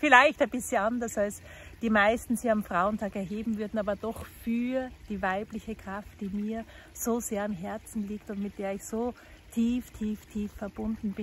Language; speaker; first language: German; native; German